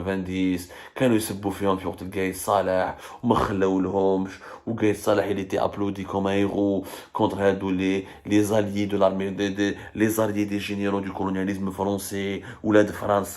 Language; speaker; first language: French; non-native, local second language; Arabic